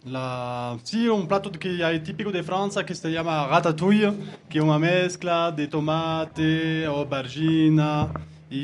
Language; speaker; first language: Spanish; non-native, learner; French